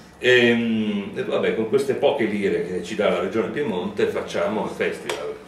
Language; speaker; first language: Italian; native; Italian